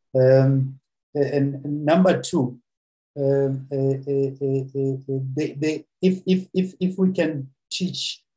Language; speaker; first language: English; non-native, local second language; Venda